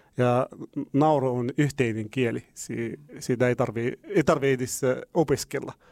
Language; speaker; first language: Finnish; non-native, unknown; Arabic